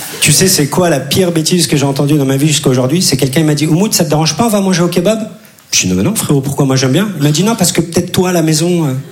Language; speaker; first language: French; early bilingual, other home language; Turkish